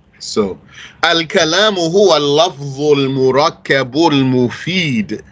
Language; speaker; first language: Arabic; non-native, fluent; English